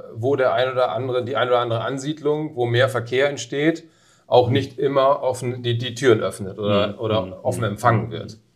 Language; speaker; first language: German; native; German